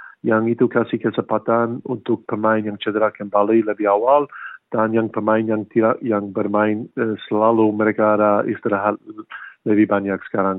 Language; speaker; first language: Indonesian; non-native, fluent; English